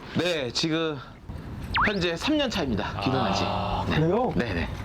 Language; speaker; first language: Korean; native; Korean